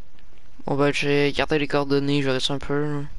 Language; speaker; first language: French; native; French